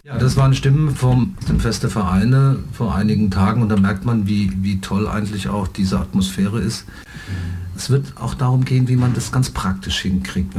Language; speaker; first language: German; native; German